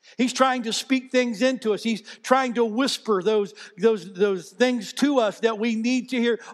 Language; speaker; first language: English; native; English